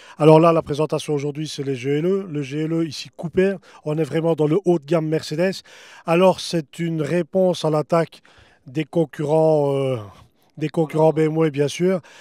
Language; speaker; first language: French; native; French